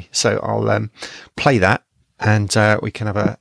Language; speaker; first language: English; native; English